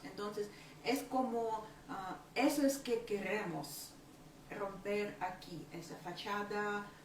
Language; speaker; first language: Spanish; non-native, fluent; Ukrainian